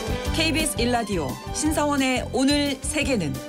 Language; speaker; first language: Korean; native; Korean